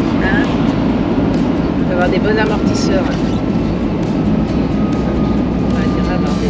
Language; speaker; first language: French; native; French